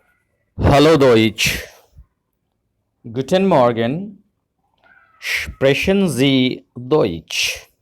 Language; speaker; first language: German; non-native, learner; Urdu